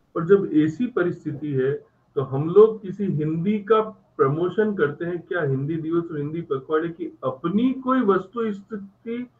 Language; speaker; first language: Hindi; native; Hindi